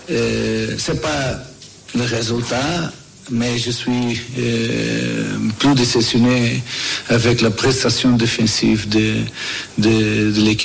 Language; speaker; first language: French; non-native, learner; Portuguese